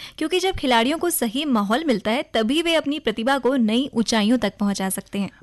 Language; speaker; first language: Hindi; native; Hindi